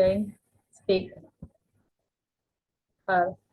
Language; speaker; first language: English; non-native, learner; Indonesian